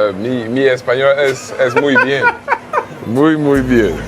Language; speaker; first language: Spanish; non-native, learner; French